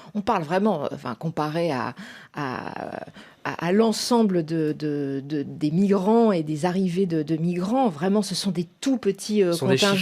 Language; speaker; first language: French; native; French